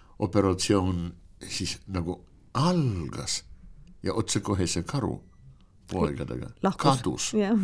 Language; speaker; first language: Estonian; non-native, local second language; Russian